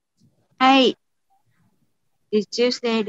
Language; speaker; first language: Japanese; non-native, learner; Vietnamese